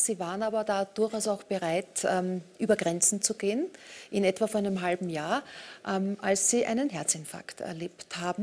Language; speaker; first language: German; native; German